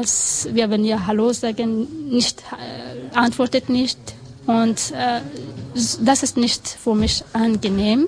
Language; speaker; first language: German; non-native, learner; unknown